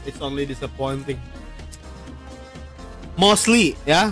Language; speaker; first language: English; non-native, fluent; Indonesian